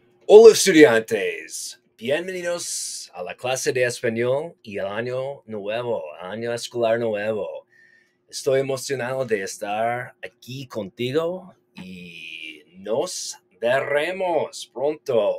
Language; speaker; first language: Spanish; non-native, fluent; English